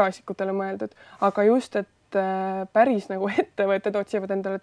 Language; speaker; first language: Estonian; native; Estonian